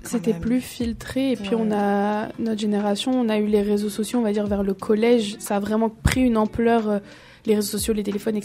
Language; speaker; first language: French; native; French